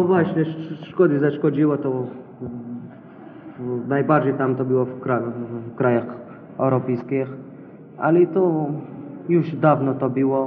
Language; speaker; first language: Polish; non-native, learner; Arabic